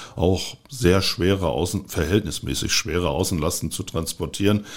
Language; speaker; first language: German; native; German